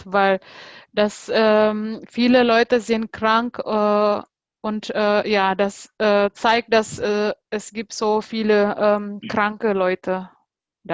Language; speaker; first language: German; non-native, fluent; Indonesian